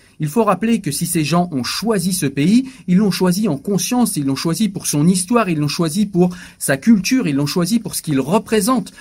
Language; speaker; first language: French; native; French